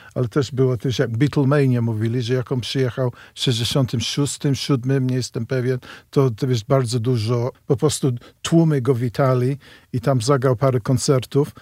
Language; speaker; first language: Polish; non-native, fluent; English